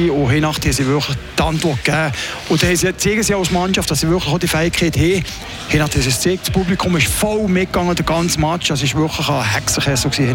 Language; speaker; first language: German; native; German